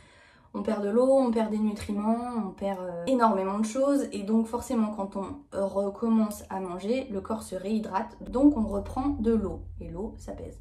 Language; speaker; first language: French; native; French